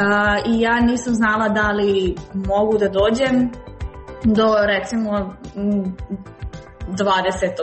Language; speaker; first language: Serbian; native; Serbian